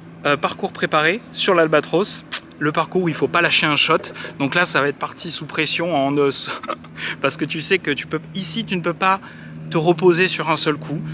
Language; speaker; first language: French; native; French